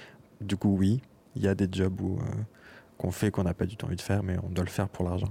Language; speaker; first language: French; native; French